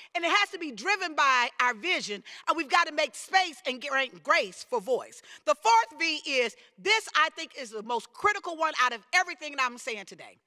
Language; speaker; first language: English; native; English